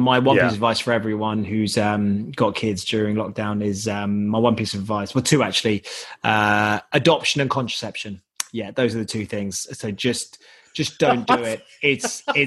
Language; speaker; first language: English; native; English